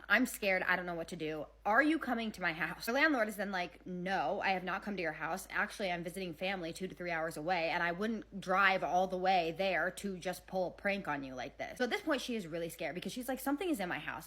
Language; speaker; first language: English; native; English